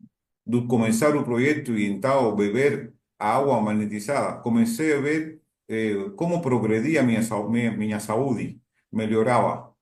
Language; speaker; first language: Portuguese; non-native, learner; Spanish